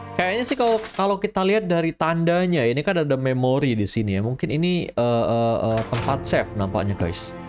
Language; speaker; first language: Indonesian; native; Indonesian